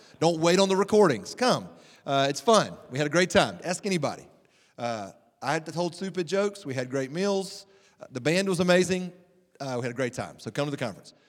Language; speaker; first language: English; native; English